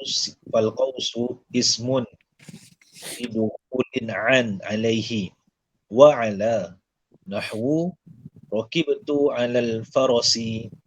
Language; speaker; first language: Arabic; non-native, learner; Malay